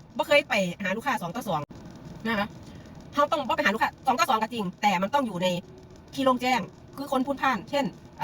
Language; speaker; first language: Thai; native; Thai